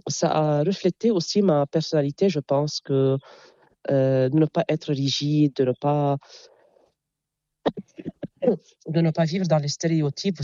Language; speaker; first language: French; non-native, local second language; Arabic